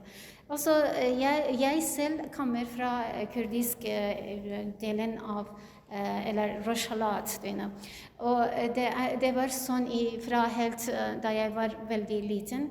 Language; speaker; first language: Norwegian; non-native, learner; Kurdish